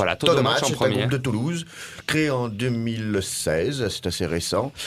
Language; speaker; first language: French; native; French